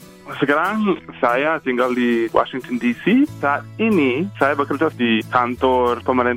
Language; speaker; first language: Indonesian; non-native, fluent; English